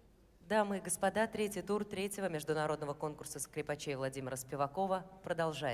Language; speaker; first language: Russian; native; Russian